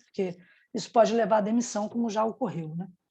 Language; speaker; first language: Portuguese; native; Portuguese